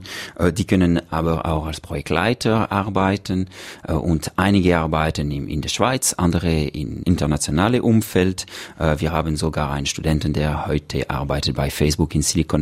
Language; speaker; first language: German; non-native, local second language; French